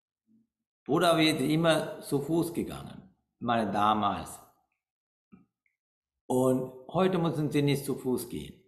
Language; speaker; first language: German; non-native, learner; Sinhala